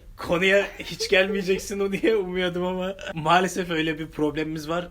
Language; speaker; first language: Turkish; native; Turkish